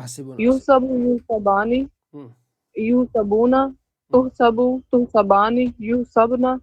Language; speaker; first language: Arabic; non-native, learner; Urdu